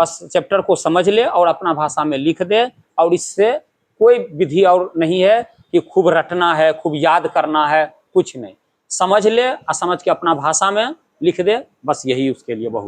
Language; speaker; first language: Hindi; native; Hindi